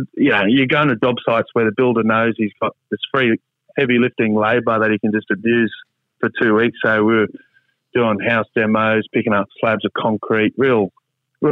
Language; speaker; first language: English; native; English